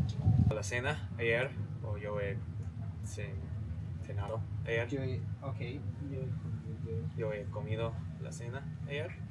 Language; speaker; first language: Spanish; non-native, learner; English